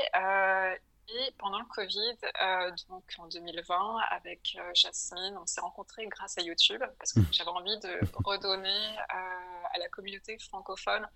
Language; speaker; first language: French; native; French